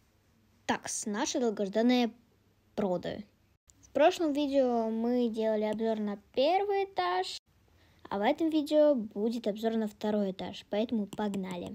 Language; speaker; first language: Russian; native; Russian